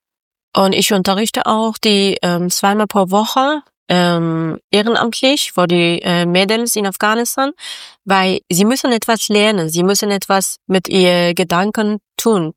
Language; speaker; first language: German; non-native, learner; Persian